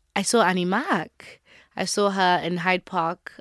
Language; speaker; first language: English; non-native, local second language; Yoruba